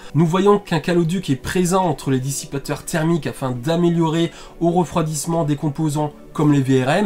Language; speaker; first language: French; native; French